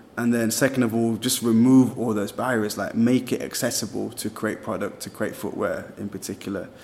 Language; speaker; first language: English; native; English